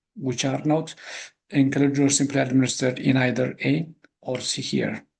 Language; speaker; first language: English; non-native, local second language; Amharic